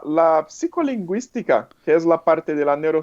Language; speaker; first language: Spanish; non-native, fluent; Portuguese